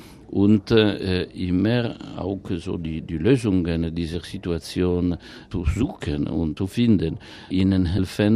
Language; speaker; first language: German; non-native, fluent; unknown